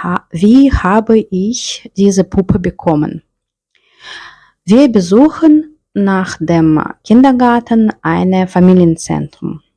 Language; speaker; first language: German; non-native, fluent; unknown